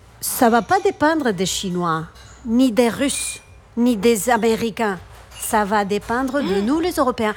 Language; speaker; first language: French; non-native, fluent; Spanish